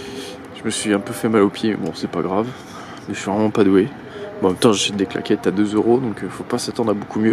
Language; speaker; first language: French; native; French